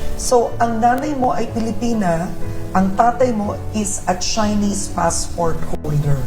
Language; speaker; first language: Filipino; native; Filipino